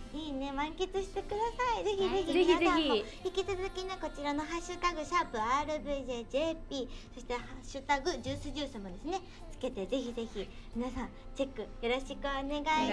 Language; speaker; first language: Japanese; native; Japanese